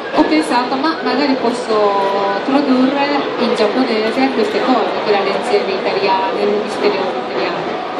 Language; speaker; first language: Italian; non-native, fluent; Japanese